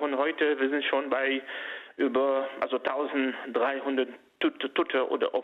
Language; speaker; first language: German; non-native, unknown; Haitian Creole